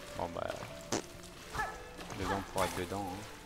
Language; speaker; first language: French; native; French